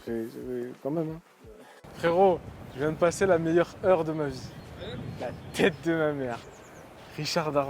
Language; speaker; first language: French; native; French